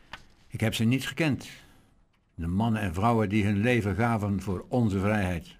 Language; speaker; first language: Dutch; native; Dutch